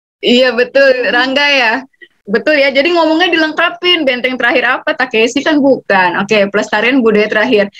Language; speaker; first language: Indonesian; native; Indonesian